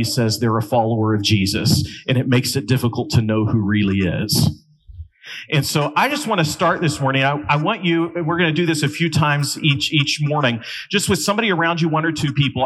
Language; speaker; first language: English; native; English